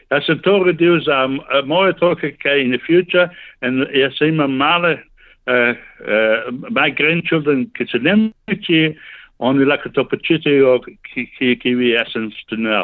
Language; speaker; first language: Slovenian; early bilingual, heritage; Slovenian